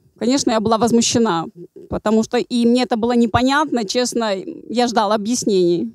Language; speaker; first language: Russian; native; Russian